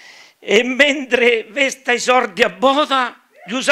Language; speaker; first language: Italian; native; Italian